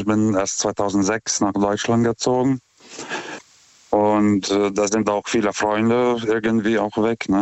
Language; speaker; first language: German; native; German